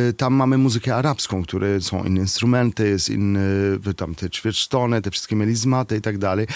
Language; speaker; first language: Polish; non-native, fluent; Arabic